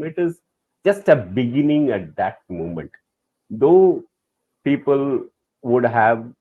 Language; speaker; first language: English; non-native, local second language; Tamil